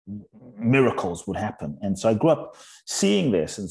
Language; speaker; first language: English; native; English